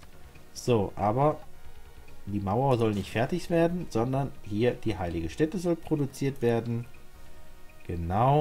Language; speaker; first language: German; native; German